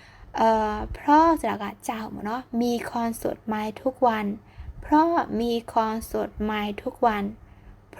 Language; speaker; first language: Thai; non-native, fluent; Burmese